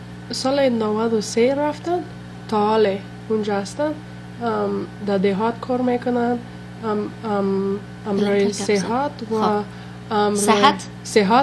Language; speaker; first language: Persian; non-native, local second language; English